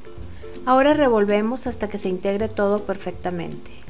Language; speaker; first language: Spanish; native; Spanish